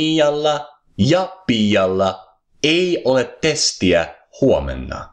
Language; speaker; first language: Finnish; non-native, fluent; English